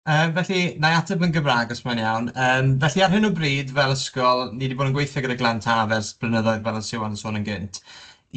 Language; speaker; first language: Welsh; native; Welsh